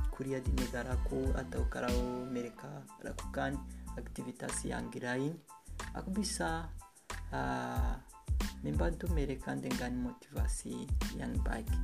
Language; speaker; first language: Indonesian; non-native, learner; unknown